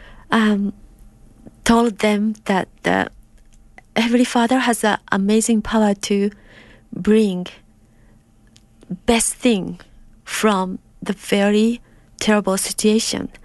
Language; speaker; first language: English; non-native, fluent; Japanese